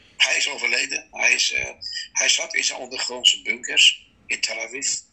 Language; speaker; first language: Dutch; non-native, fluent; Persian